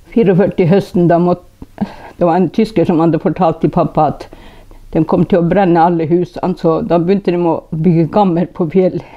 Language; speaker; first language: Norwegian; non-native, local second language; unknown